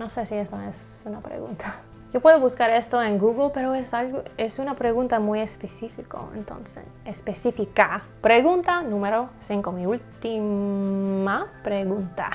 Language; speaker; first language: Spanish; non-native, learner; English